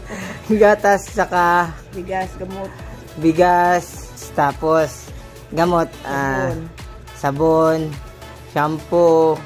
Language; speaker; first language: Filipino; native; Filipino